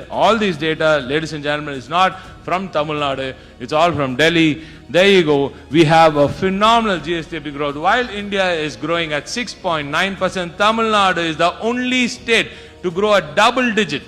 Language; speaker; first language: English; non-native, local second language; Tamil